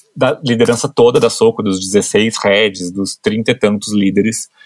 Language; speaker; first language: Portuguese; native; Portuguese